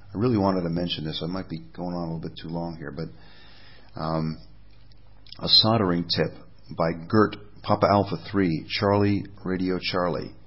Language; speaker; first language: English; native; English